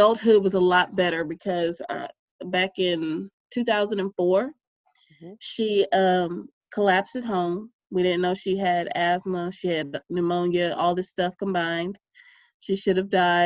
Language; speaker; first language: English; native; English